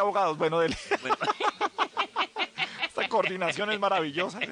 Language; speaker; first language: Spanish; native; Spanish